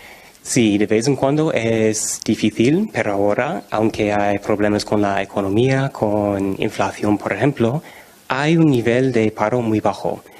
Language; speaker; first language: Spanish; non-native, fluent; English